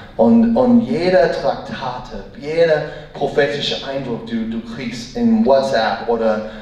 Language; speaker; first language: German; non-native, learner; English